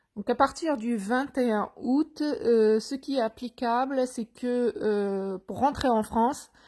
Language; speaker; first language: French; non-native, local second language; Arabic